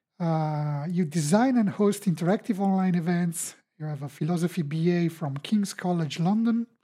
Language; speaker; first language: English; non-native, fluent; Italian